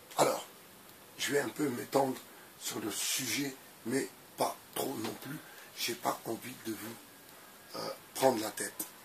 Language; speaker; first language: French; native; French